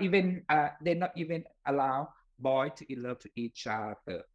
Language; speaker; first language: English; non-native, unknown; Thai